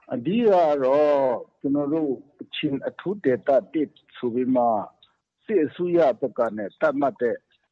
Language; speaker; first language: Burmese; non-native, local second language; Kachin